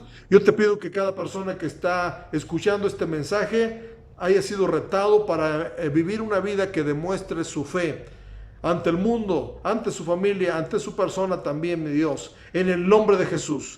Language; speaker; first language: Spanish; native; Spanish